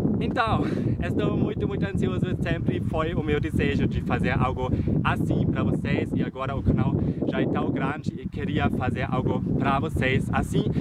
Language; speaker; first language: Portuguese; non-native, fluent; German